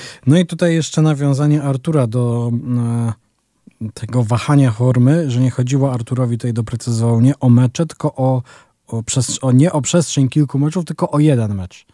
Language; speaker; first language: Polish; native; Polish